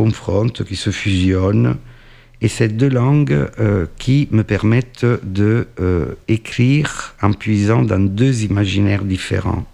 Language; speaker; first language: French; non-native, fluent; Italian